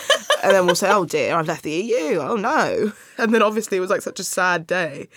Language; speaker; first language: English; native; English